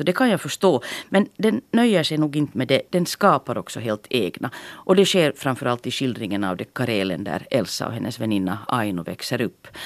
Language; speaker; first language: Swedish; native; Swedish